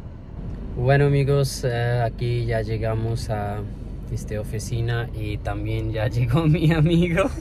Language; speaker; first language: Spanish; non-native, learner; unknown